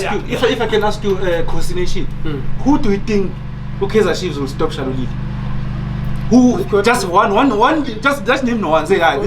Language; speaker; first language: English; non-native, local second language; Zulu